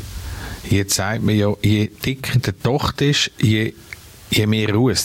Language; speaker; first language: German; native; German